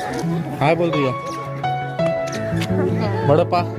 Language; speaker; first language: Hindi; native; Hindi